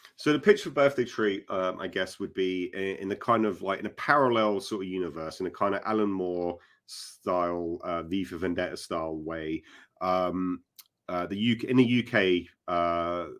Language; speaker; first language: English; native; English